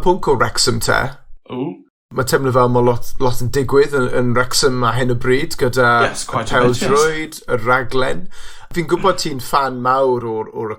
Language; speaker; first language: Welsh; non-native, local second language; English